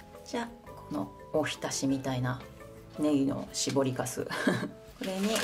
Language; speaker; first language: Japanese; native; Japanese